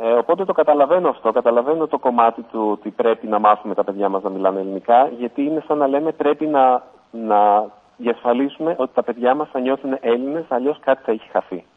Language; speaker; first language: Greek; native; Greek